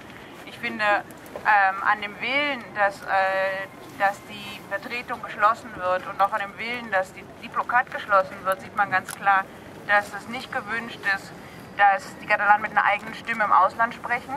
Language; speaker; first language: German; non-native, fluent; Catalan